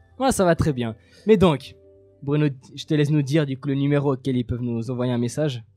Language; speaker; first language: French; native; French